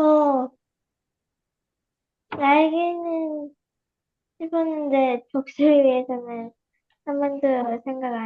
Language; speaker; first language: Korean; early bilingual, heritage; Korean